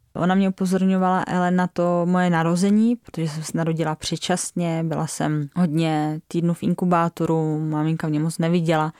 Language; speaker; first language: Czech; native; Czech